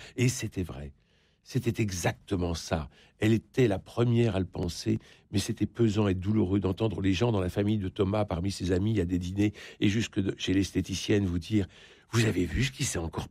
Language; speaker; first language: French; native; French